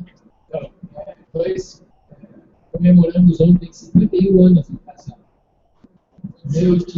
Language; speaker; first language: Portuguese; non-native, fluent; English